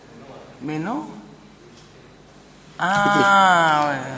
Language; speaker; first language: French; non-native, learner; Catalan